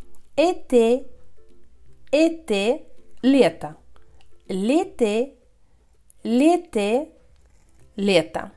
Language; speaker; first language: French; non-native, fluent; Russian